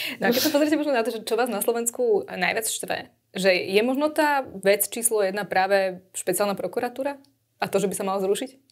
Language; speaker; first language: Slovak; native; Slovak